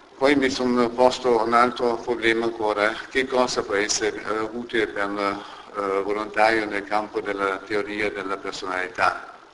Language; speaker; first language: Italian; non-native, local second language; German